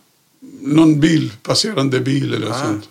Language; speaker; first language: Swedish; non-native, fluent; Arabic